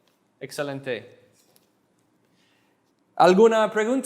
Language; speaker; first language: Spanish; non-native, fluent; English